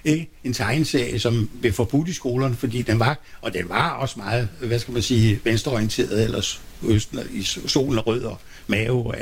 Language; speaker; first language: Danish; native; Danish